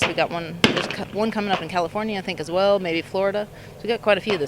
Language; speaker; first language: English; native; English